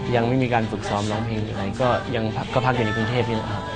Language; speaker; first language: Thai; early bilingual, other home language; English